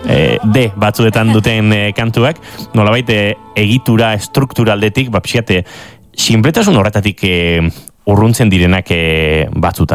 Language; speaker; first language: Basque; native; Basque